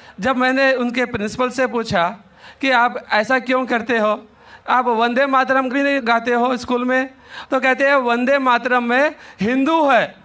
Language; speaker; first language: Hindi; native; Hindi